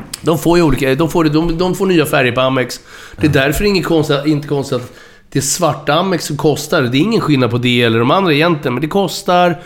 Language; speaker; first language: Swedish; native; Swedish